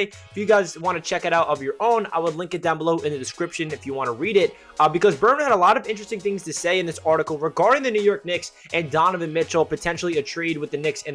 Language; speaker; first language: English; native; English